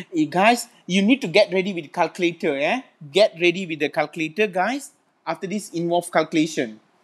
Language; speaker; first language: English; non-native, local second language; Malay